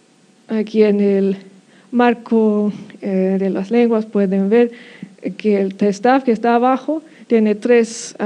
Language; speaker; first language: Spanish; non-native, fluent; German